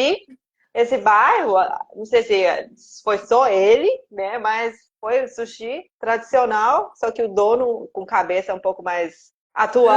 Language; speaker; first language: Portuguese; non-native, fluent; Japanese